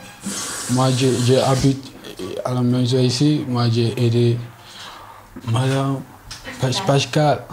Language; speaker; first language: French; non-native, learner; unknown